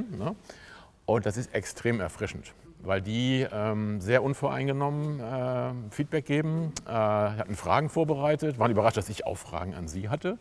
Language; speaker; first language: German; native; German